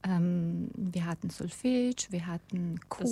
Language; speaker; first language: German; non-native, fluent; Russian